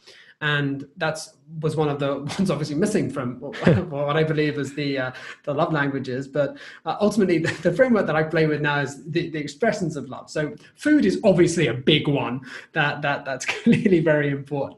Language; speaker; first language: English; native; English